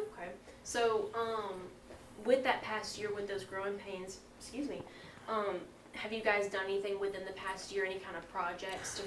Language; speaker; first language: English; native; English